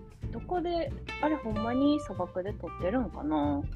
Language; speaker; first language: Japanese; early bilingual, heritage; Japanese